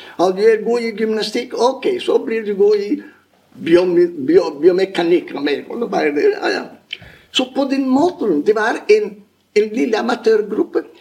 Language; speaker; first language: Norwegian; non-native, fluent; Italian